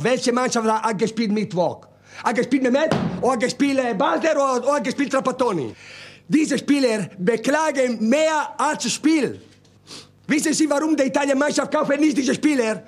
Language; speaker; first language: German; non-native, learner; Italian